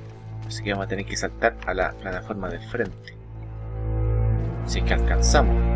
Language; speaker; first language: Spanish; native; Spanish